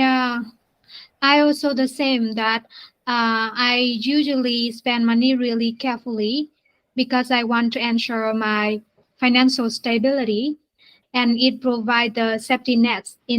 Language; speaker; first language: English; non-native, learner; Vietnamese